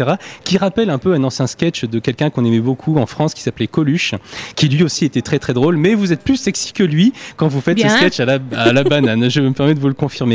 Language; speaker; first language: French; native; French